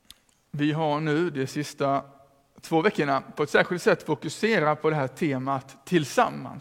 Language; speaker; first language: Swedish; native; Swedish